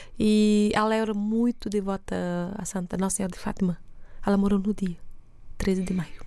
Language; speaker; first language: Portuguese; non-native, local second language; Kabuverdianu